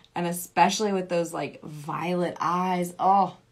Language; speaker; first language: English; native; English